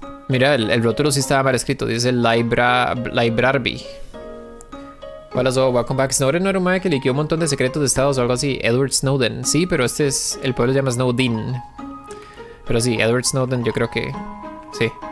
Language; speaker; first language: Spanish; native; Spanish